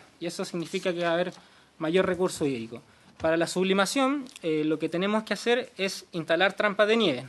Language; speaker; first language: Spanish; native; Spanish